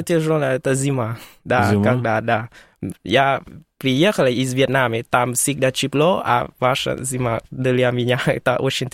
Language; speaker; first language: Russian; non-native, learner; Vietnamese